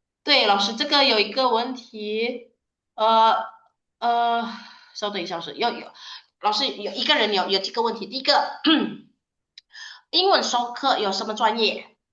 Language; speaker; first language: Chinese; non-native, fluent; Indonesian